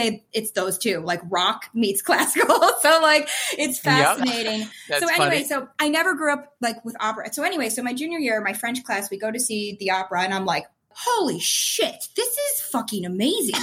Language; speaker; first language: English; native; English